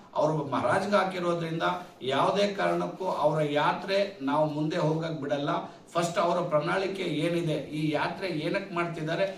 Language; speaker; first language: Kannada; non-native, local second language; Lambadi